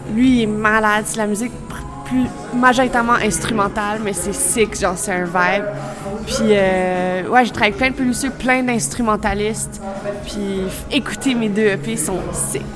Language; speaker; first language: French; native; French